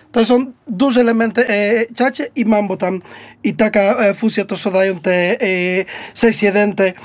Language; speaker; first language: Polish; non-native, learner; Spanish